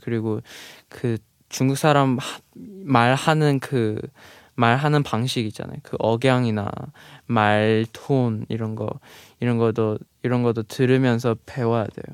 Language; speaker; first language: Korean; non-native, fluent; Chinese